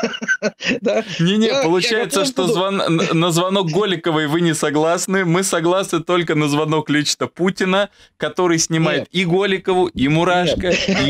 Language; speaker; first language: Russian; native; Russian